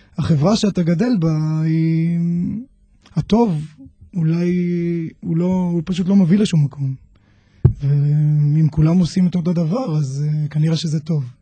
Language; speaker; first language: Hebrew; native; Hebrew